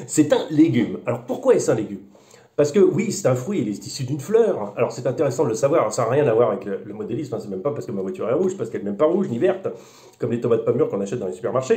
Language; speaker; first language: French; native; French